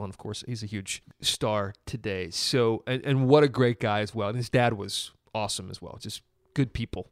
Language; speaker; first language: English; native; English